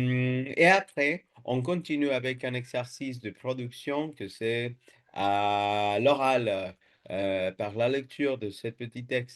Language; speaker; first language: French; non-native, fluent; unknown